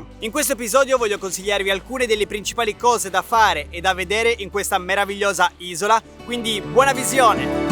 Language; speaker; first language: Italian; native; Italian